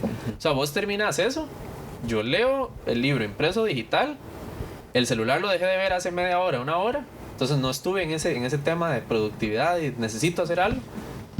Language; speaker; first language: Spanish; native; Spanish